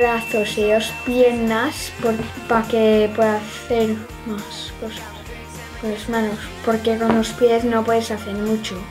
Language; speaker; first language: Spanish; early bilingual, heritage; Spanish